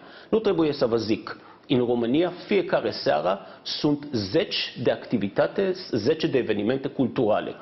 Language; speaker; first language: Romanian; non-native, fluent; Hebrew